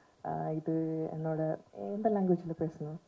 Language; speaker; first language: Tamil; non-native, learner; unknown